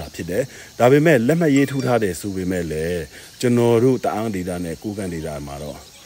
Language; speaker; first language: Burmese; non-native, local second language; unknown